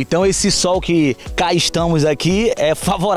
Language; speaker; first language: Portuguese; native; Portuguese